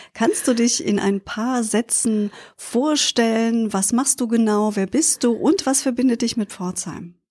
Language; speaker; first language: German; native; German